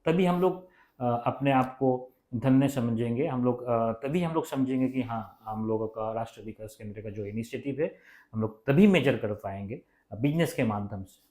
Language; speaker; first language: Hindi; non-native, local second language; Bangla